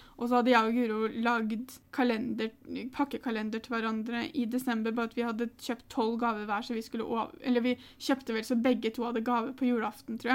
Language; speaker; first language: Norwegian; native; Norwegian